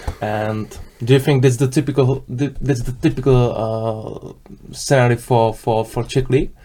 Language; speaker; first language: English; non-native, learner; Czech